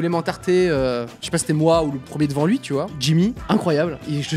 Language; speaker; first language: French; native; French